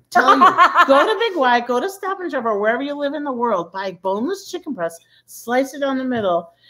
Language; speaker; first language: English; native; English